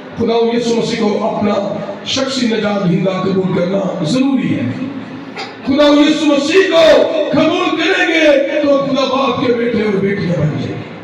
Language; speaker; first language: Urdu; non-native, local second language; Punjabi